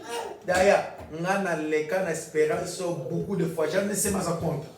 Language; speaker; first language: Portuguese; non-native, fluent; Lingala